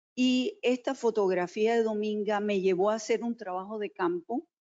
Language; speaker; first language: Spanish; native; Spanish